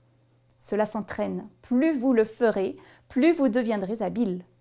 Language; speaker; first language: French; native; French